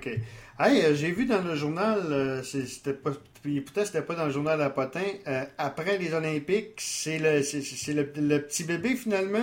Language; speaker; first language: French; native; French